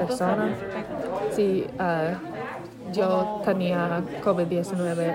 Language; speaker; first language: Spanish; non-native, learner; English